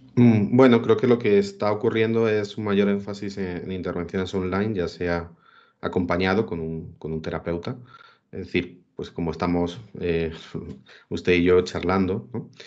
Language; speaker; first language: Spanish; native; Spanish